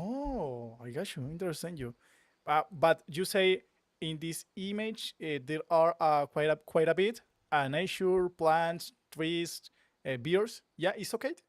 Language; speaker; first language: English; non-native, learner; Spanish